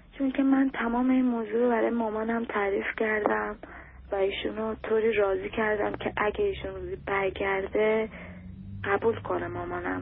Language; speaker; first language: Persian; early bilingual, heritage; Persian